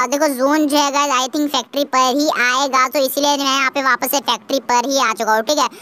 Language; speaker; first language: Hindi; native; Hindi